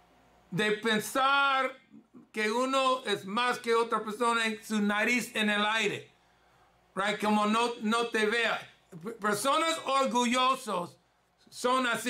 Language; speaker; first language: Spanish; early bilingual, heritage; English